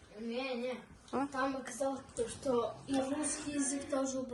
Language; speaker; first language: Russian; early bilingual, other home language; Tajik